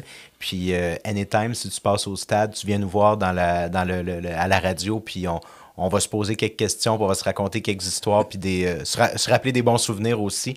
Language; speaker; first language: French; native; French